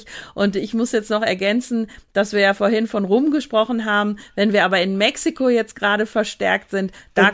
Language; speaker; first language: German; native; German